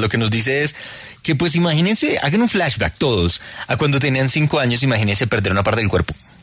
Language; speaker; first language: Spanish; native; Spanish